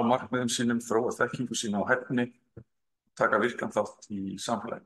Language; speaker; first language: Icelandic; native; Icelandic